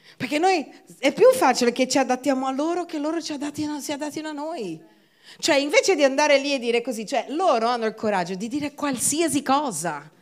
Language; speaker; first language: Italian; non-native, fluent; Portuguese